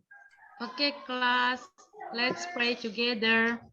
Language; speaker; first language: English; non-native, learner; Indonesian